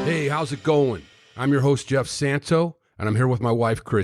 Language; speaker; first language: English; native; English